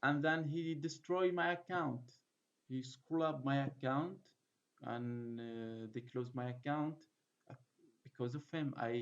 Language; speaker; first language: English; non-native, fluent; Arabic